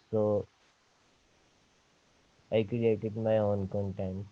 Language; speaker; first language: English; non-native, learner; Urdu